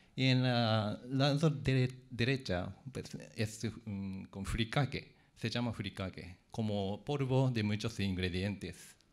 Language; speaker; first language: Spanish; non-native, fluent; Japanese